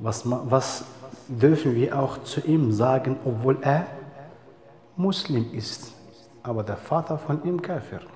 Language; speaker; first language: German; non-native, fluent; Arabic